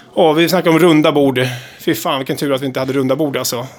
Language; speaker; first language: Swedish; native; Swedish